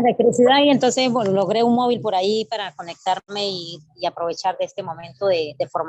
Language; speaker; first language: Spanish; native; Spanish